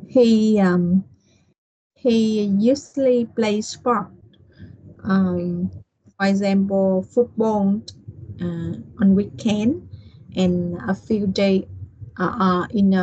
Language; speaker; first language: English; non-native, learner; Vietnamese